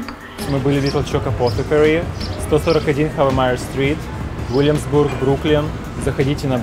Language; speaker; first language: Russian; native; Russian